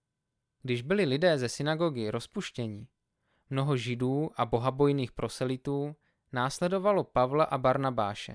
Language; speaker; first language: Czech; native; Czech